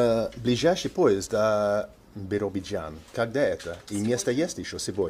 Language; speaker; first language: Russian; non-native, learner; English